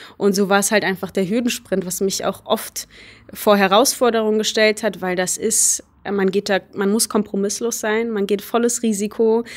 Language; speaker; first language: German; early bilingual, other home language; Polish